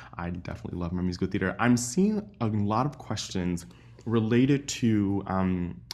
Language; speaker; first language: English; native; English